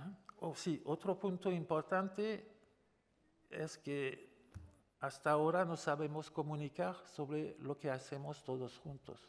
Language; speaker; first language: Spanish; non-native, fluent; French